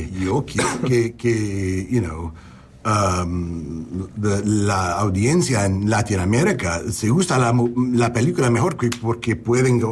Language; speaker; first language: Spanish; non-native, learner; English